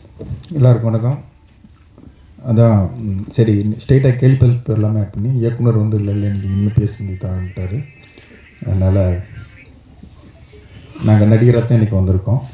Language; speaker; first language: Tamil; native; Tamil